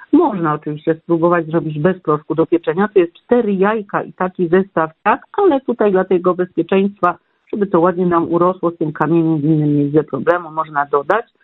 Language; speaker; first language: Polish; native; Polish